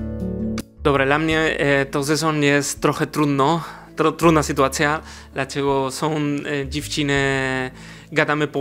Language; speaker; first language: Polish; non-native, learner; Spanish